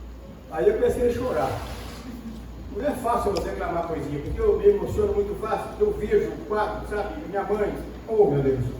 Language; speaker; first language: Portuguese; native; Portuguese